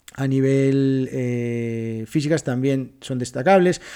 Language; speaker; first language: Spanish; native; Spanish